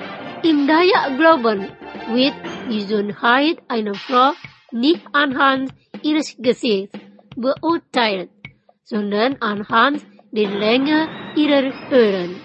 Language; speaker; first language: German; non-native, fluent; Indonesian